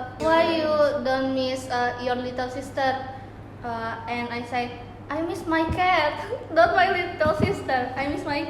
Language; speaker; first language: English; non-native, learner; Indonesian